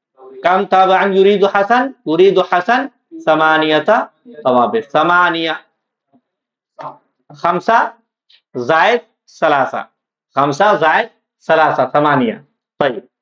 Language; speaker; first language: Arabic; non-native, fluent; Urdu